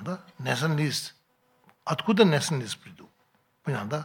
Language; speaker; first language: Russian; non-native, learner; Tibetan